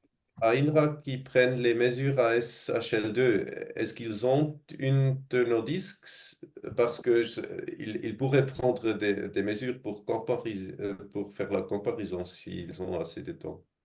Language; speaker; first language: French; non-native, fluent; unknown